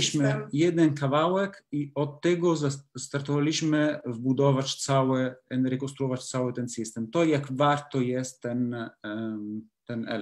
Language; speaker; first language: Polish; non-native, learner; Italian